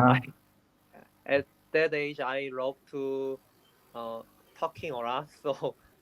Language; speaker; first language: English; non-native, learner; Korean